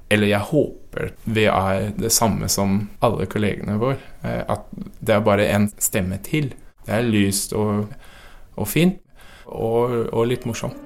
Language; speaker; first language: Norwegian; non-native, fluent; English